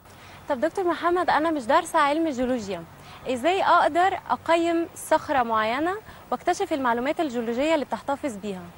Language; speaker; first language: Arabic; native; Arabic